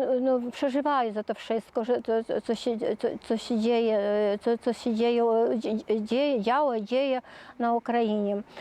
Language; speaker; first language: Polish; early bilingual, heritage; Polish